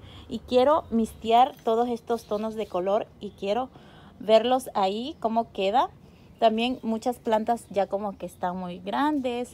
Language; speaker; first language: Spanish; native; Spanish